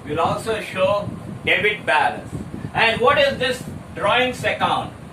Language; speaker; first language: English; non-native, local second language; Telugu